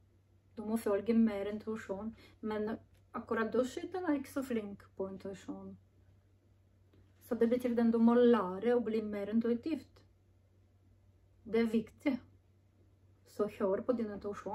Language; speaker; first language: Norwegian; non-native, learner; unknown